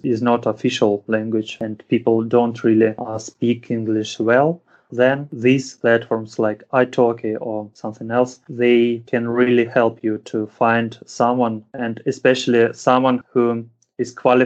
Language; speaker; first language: English; non-native, fluent; Russian